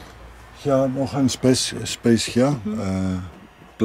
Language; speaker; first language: German; non-native, learner; Greek